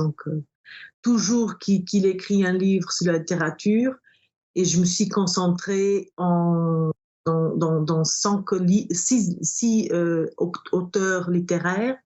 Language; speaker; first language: French; non-native, fluent; Portuguese